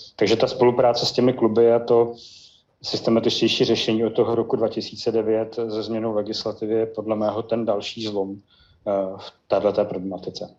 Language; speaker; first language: Czech; native; Czech